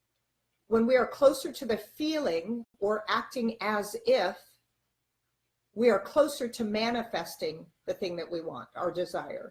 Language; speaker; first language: English; native; English